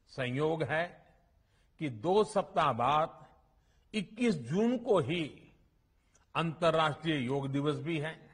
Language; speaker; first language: Hindi; non-native, local second language; Gujarati